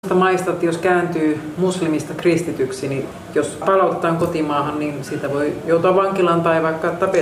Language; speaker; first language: Finnish; native; Finnish